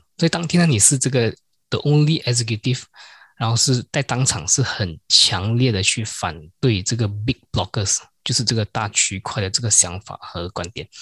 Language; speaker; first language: Chinese; native; Chinese